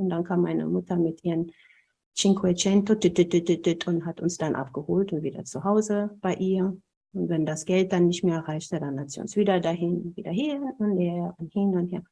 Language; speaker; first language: German; non-native, fluent; Amharic